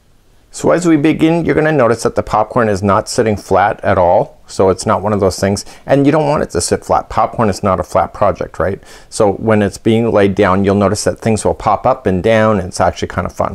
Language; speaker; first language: English; native; English